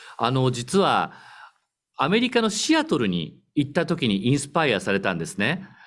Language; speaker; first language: Japanese; native; Japanese